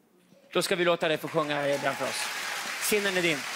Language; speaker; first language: Swedish; native; Swedish